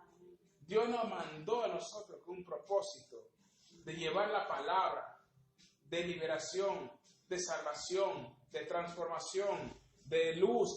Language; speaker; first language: Spanish; native; Spanish